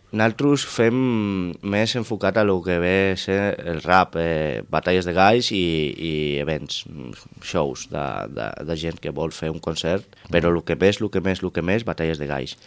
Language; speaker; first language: Catalan; non-native, local second language; Spanish